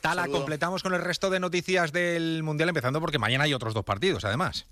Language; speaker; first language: Spanish; native; Spanish